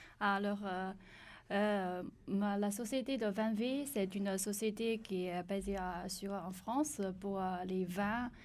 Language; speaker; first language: French; non-native, learner; Chinese